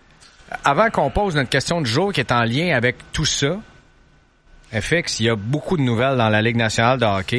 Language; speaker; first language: French; native; French